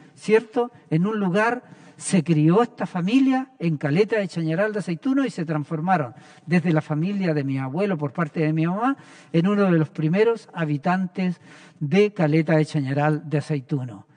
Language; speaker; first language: Spanish; native; Spanish